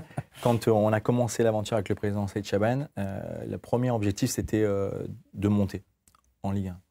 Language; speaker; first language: French; native; French